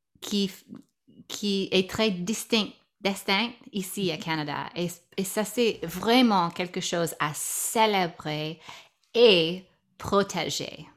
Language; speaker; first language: French; non-native, learner; English